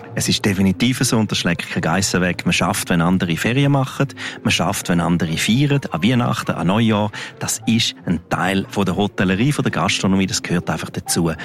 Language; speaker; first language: German; non-native, local second language; Romansh